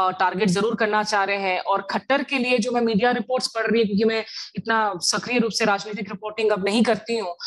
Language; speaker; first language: Hindi; native; Hindi